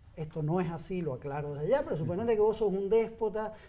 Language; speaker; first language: Spanish; native; Spanish